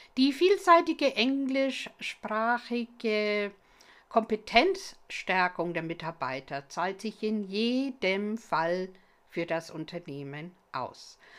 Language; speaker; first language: German; non-native, fluent; English